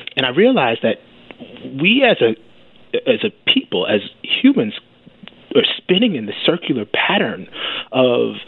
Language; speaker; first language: English; native; English